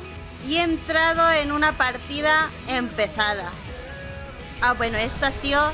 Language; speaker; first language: Spanish; native; Spanish